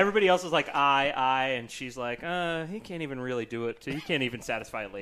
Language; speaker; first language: English; native; English